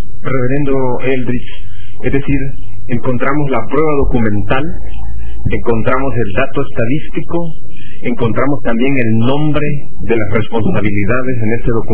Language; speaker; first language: Spanish; native; Spanish